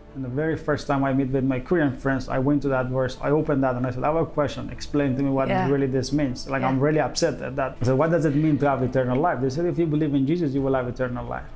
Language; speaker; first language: English; non-native, fluent; Persian